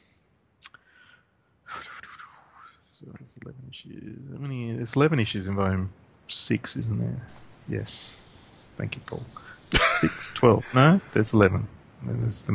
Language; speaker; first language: English; native; English